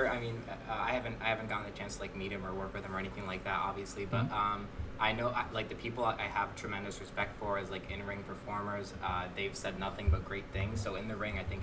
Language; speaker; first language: English; native; English